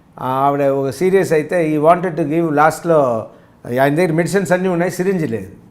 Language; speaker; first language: Telugu; native; Telugu